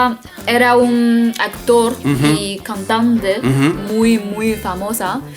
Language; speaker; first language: Spanish; non-native, fluent; Chinese